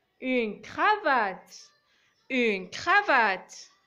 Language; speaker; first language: French; non-native, local second language; Arabic